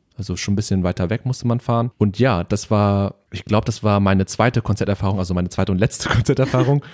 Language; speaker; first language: German; early bilingual, other home language; Vietnamese